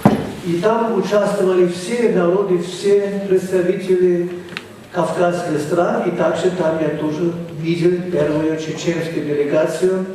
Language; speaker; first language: Russian; non-native, fluent; German